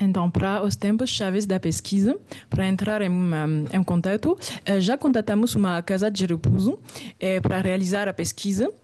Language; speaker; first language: Portuguese; non-native, fluent; French